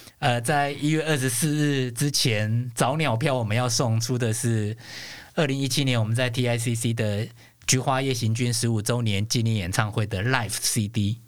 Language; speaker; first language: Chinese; non-native, local second language; Hakka Chinese